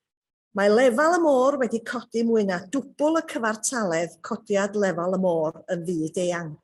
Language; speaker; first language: Welsh; native; Welsh